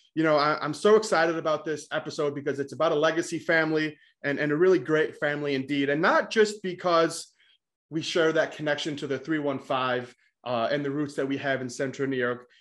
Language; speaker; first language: English; native; English